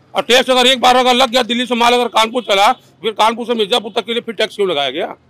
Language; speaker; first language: Hindi; native; Hindi